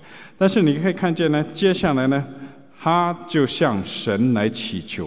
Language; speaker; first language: Chinese; native; Chinese